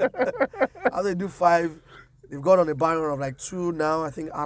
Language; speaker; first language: English; non-native, local second language; Yoruba